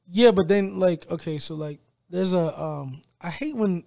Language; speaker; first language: English; native; English